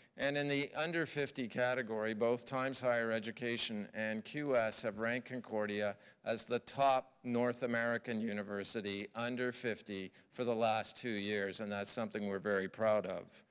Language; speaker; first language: English; native; English